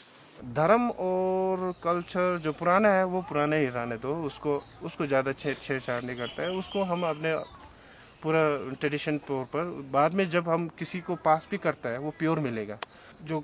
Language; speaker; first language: Hindi; non-native, local second language; Tibetan